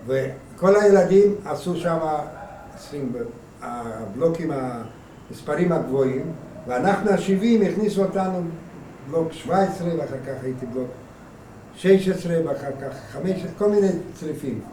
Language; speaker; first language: Hebrew; non-native, fluent; Hungarian